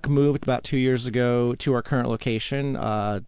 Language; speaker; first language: English; native; English